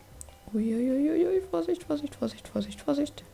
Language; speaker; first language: German; native; German